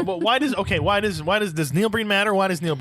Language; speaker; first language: English; native; English